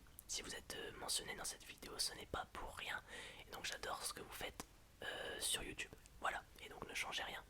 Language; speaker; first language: French; native; French